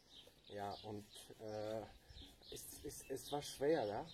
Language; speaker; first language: German; non-native, fluent; Tajik